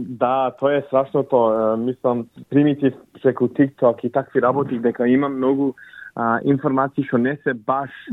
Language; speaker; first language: Macedonian; early bilingual, heritage; English